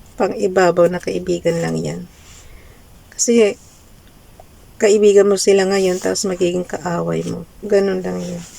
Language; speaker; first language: Filipino; non-native, local second language; Cebuano